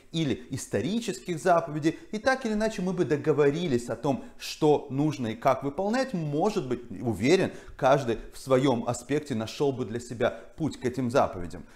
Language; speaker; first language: Russian; native; Russian